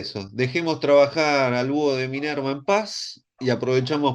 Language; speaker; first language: Spanish; native; Spanish